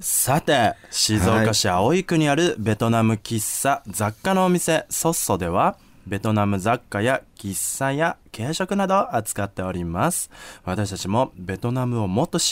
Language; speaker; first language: Japanese; native; Japanese